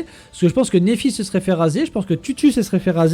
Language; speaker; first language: French; native; French